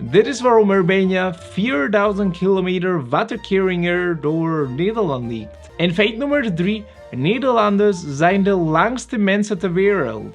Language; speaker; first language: Dutch; non-native, learner; Spanish